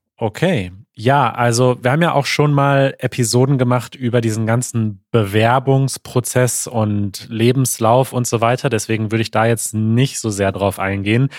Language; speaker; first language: German; native; German